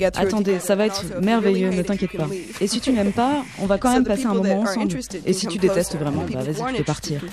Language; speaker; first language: French; non-native, fluent; English